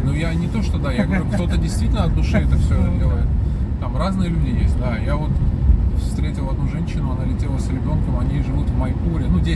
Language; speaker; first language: Russian; native; Russian